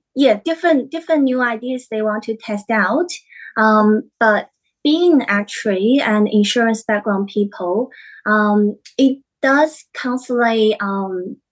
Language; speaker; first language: English; non-native, fluent; Chinese